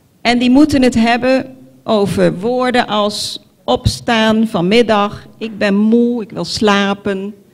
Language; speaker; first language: Dutch; non-native, local second language; Papiamento